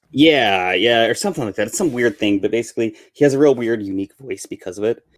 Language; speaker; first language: English; native; English